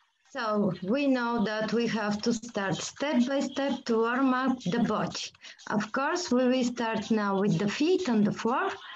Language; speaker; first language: English; non-native, learner; Bulgarian